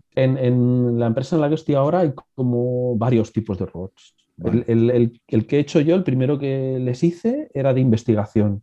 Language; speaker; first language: Spanish; native; Spanish